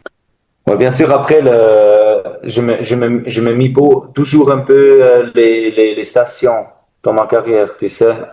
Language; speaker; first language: French; non-native, learner; German